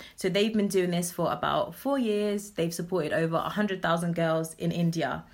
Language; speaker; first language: English; native; English